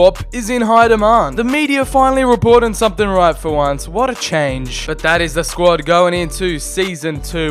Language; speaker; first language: English; native; English